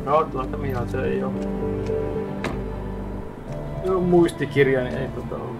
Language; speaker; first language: Finnish; native; Finnish